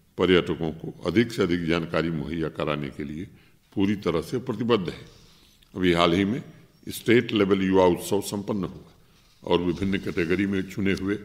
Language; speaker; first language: Hindi; native; Hindi